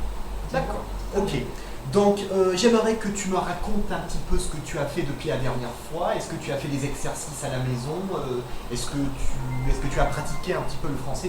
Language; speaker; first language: French; non-native, fluent; English